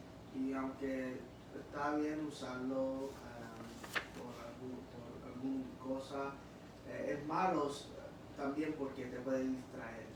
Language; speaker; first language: Spanish; early bilingual, heritage; Spanish